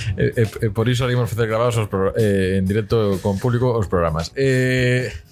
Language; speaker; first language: Galician; non-native, local second language; Spanish